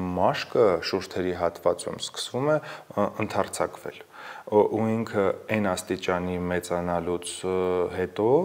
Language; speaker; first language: Armenian; native; Armenian